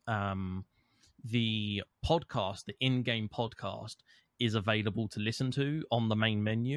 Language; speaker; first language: English; native; English